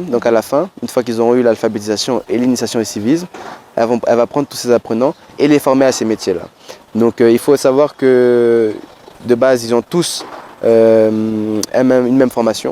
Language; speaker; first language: French; non-native, local second language; Lingala